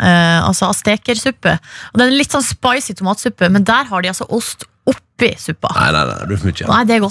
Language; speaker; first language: Norwegian; native; Norwegian